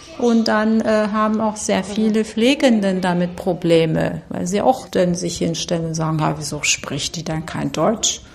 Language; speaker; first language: German; early bilingual, other home language; Turkish